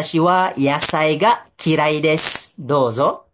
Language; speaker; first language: Japanese; non-native, fluent; Malay